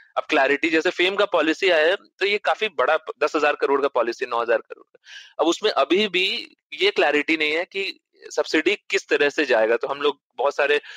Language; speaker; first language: Hindi; native; Hindi